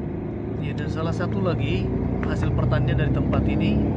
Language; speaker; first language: Indonesian; native; Indonesian